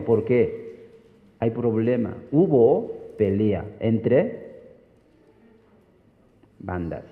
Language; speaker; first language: Spanish; non-native, fluent; Korean